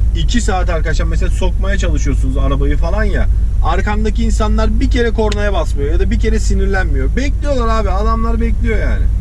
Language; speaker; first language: Turkish; early bilingual, heritage; Turkish